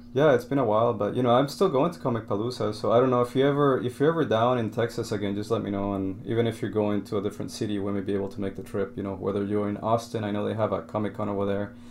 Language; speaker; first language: English; non-native, fluent; Spanish